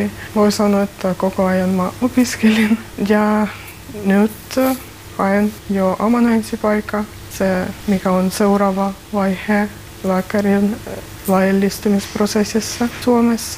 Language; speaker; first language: Finnish; non-native, learner; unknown